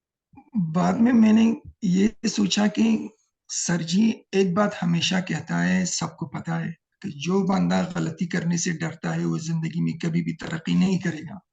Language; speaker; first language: Hindi; non-native, learner; Pashto